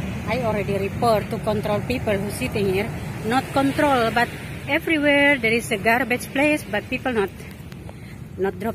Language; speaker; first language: English; non-native, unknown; Indonesian